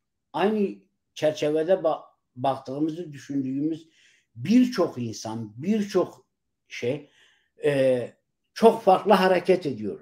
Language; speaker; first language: Turkish; non-native, local second language; Kurdish